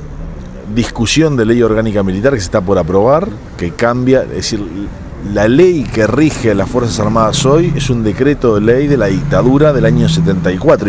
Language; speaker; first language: Spanish; native; Spanish